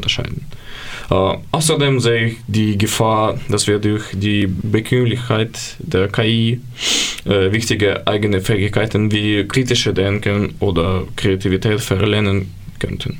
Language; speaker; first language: German; non-native, learner; Ukrainian